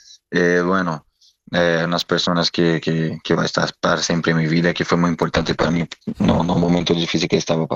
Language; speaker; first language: Spanish; non-native, learner; Portuguese